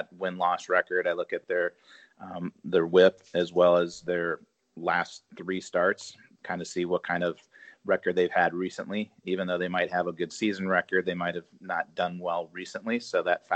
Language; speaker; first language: English; native; English